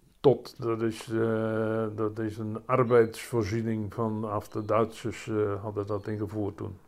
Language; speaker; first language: Dutch; native; Dutch